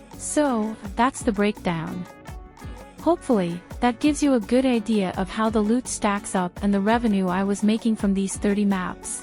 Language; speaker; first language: English; native; English